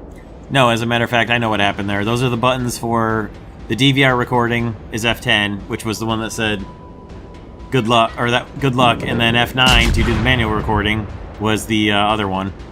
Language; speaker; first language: English; native; English